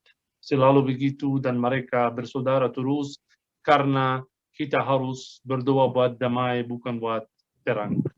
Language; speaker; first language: Indonesian; non-native, fluent; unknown